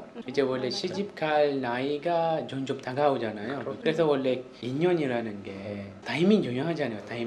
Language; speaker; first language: Korean; non-native, fluent; Malay